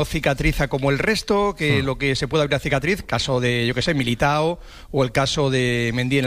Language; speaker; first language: Spanish; native; Spanish